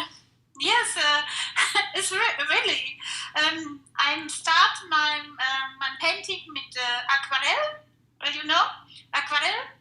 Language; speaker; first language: English; non-native, learner; Russian